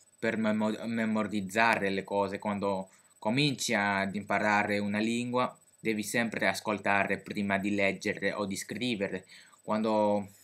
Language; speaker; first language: Italian; non-native, fluent; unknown